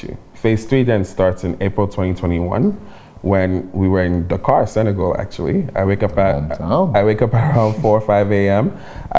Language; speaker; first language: English; non-native, local second language; Igbo